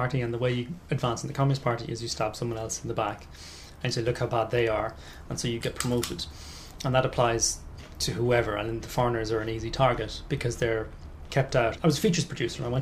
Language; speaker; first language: English; native; English